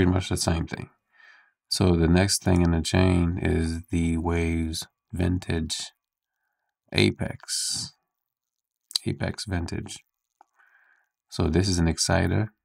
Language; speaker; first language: English; native; English